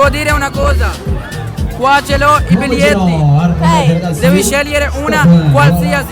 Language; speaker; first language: Italian; non-native, learner; Urdu